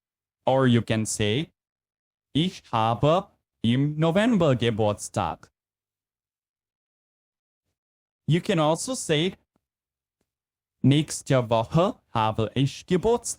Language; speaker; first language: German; non-native, fluent; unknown